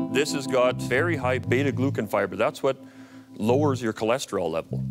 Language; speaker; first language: English; native; English